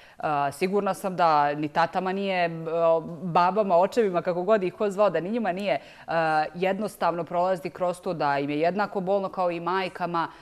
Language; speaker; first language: Bosnian; native; Bosnian